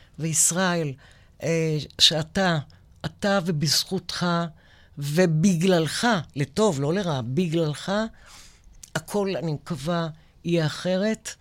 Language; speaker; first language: Hebrew; native; Hebrew